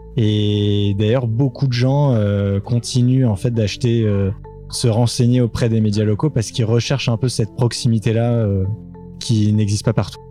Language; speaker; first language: French; native; French